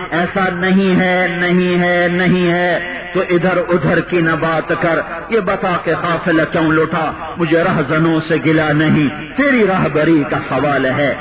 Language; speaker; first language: Urdu; non-native, local second language; Punjabi